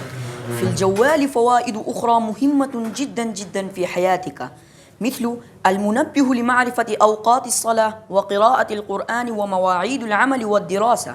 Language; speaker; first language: Arabic; non-native, learner; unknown